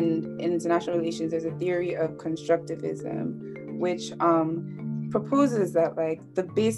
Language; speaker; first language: English; non-native, local second language; Akan